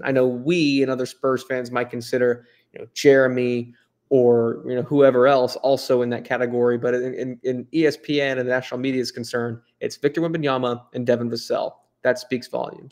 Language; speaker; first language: English; native; English